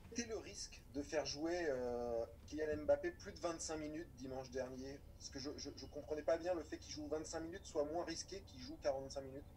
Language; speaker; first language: French; native; French